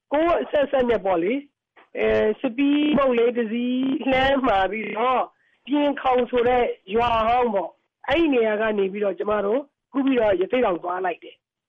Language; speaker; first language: Burmese; native; Burmese